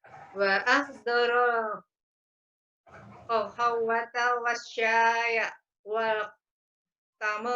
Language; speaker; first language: Arabic; non-native, learner; Indonesian